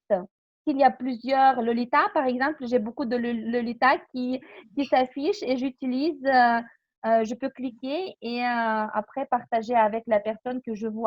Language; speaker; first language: French; non-native, fluent; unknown